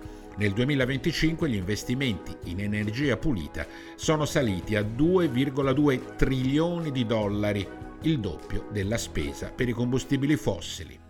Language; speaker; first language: Italian; native; Italian